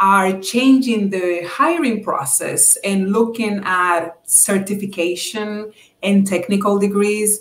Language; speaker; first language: English; non-native, fluent; Spanish